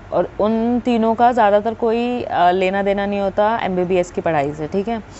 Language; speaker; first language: Hindi; native; Hindi